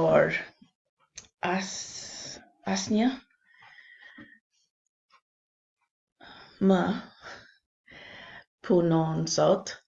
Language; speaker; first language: Albanian; non-native, learner; English